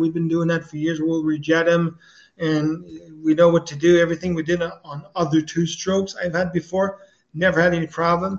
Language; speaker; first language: English; non-native, fluent; French